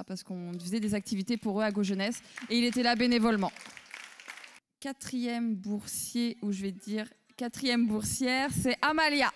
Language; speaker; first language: French; native; French